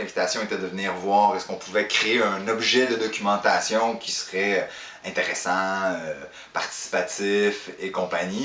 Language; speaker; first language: French; native; French